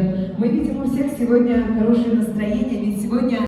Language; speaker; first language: Russian; non-native, local second language; Uzbek